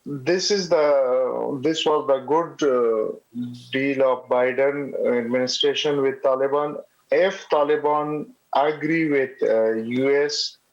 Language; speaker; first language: English; non-native, learner; Pashto